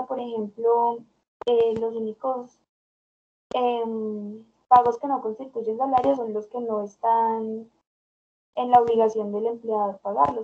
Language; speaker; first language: Spanish; native; Spanish